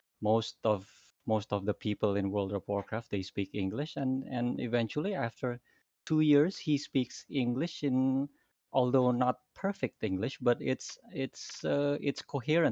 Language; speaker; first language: English; non-native, fluent; Indonesian